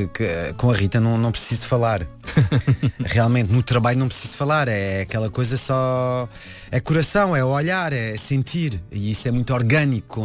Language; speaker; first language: Portuguese; non-native, fluent; French